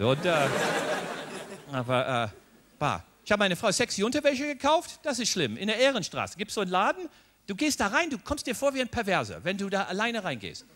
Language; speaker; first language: German; non-native, fluent; English